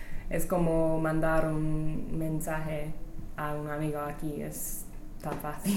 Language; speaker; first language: Spanish; non-native, learner; English